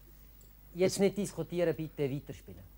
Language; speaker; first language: German; native; German